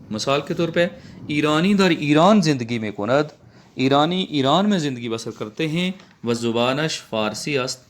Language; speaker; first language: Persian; non-native, fluent; Urdu